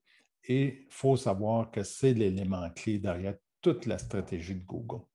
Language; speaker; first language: French; native; French